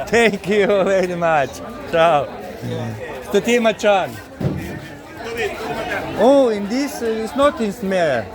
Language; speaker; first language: English; non-native, learner; Slovenian